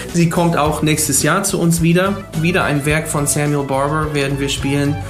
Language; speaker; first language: German; non-native, fluent; English